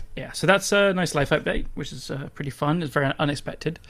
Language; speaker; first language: English; native; English